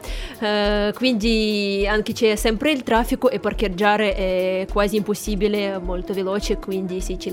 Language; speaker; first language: Italian; non-native, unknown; Russian